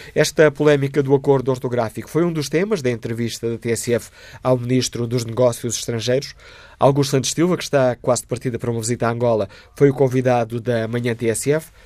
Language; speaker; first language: Portuguese; native; Portuguese